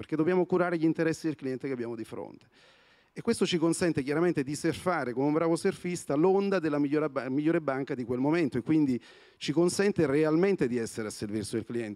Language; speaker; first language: Italian; native; Italian